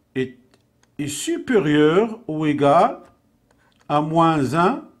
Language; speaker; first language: French; non-native, local second language; Arabic